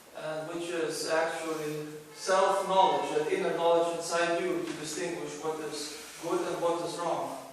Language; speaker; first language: English; non-native, fluent; Lithuanian